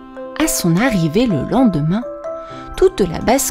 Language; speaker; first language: French; native; French